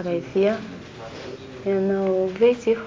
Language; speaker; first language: Dutch; non-native, learner; Arabic